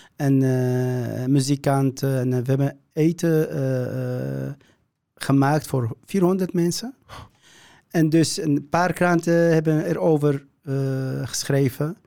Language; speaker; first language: Dutch; non-native, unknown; Kurdish